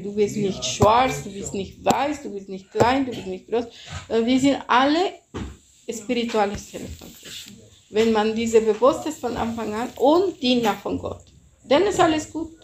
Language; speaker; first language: German; non-native, fluent; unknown